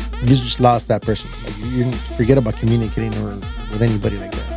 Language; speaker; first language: English; early bilingual, other home language; Spanish